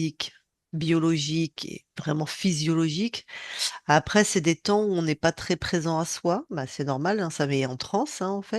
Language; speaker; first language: French; native; French